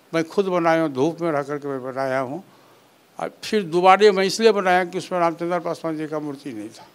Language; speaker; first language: Hindi; native; Hindi